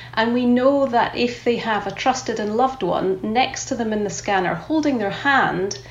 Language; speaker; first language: English; native; English